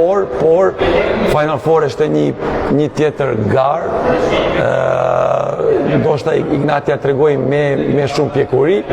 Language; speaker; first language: Albanian; non-native, learner; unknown